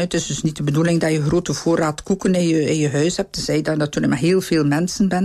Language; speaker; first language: Dutch; native; Dutch